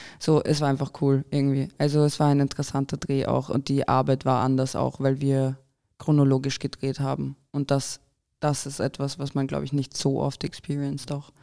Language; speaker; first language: German; early bilingual, other home language; Croatian